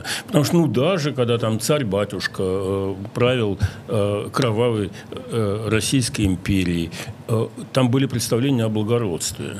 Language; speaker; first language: Russian; native; Russian